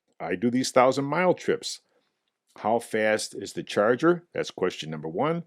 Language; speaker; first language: English; native; English